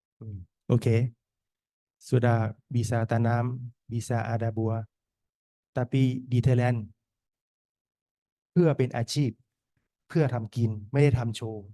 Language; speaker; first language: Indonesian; non-native, learner; Thai